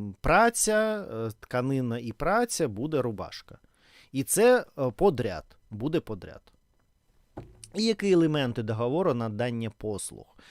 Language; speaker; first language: Ukrainian; non-native, learner; Russian